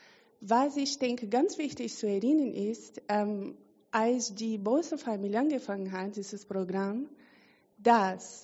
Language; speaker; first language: German; non-native, fluent; Portuguese